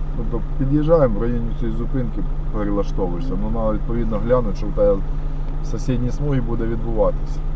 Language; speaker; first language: Ukrainian; non-native, local second language; Russian